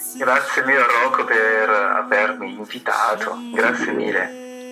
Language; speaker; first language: Italian; non-native, fluent; Chinese